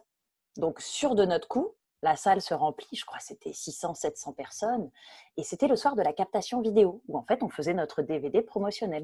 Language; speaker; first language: French; native; French